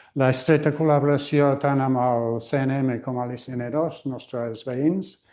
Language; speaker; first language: Catalan; non-native, fluent; English